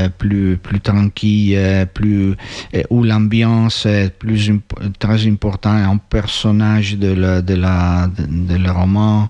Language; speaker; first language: French; non-native, learner; Italian